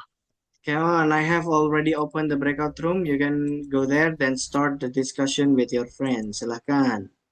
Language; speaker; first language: English; non-native, fluent; Indonesian